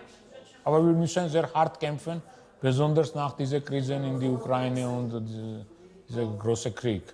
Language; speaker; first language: German; non-native, fluent; Georgian